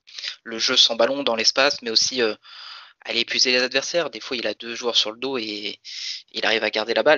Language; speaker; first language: French; native; French